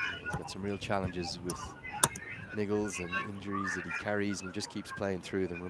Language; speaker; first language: English; native; English